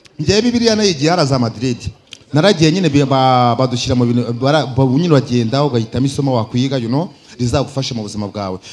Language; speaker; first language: Kinyarwanda; native; Kinyarwanda